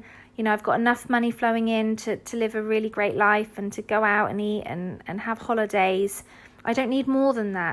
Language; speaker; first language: English; native; English